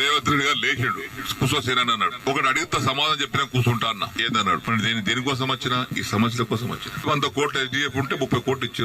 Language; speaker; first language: Telugu; native; Telugu